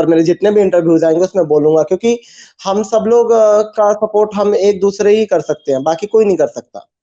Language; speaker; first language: Hindi; native; Hindi